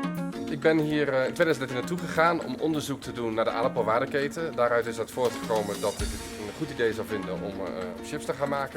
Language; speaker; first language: Dutch; native; Dutch